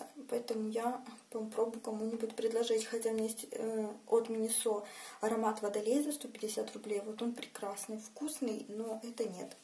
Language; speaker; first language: Russian; native; Russian